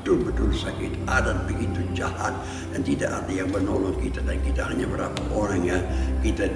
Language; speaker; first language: Indonesian; non-native, fluent; Dutch